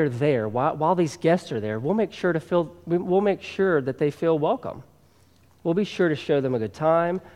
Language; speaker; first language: English; native; English